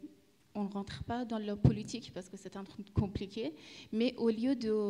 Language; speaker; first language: French; early bilingual, other home language; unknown